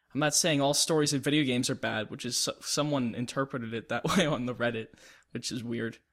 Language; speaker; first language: English; native; English